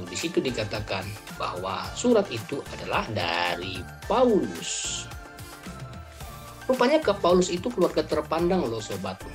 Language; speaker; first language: Indonesian; native; Indonesian